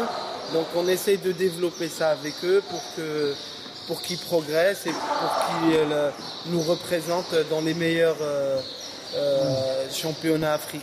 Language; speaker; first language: French; non-native, local second language; Arabic